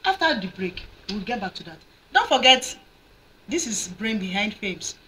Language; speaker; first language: English; non-native, local second language; Yoruba